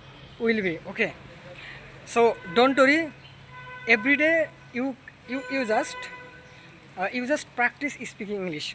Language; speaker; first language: English; non-native, learner; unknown